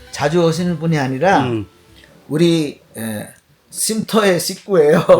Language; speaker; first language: Korean; non-native, fluent; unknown